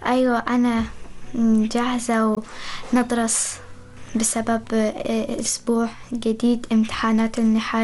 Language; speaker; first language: Arabic; non-native, learner; Persian